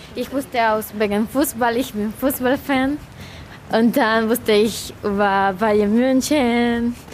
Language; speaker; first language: German; non-native, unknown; Spanish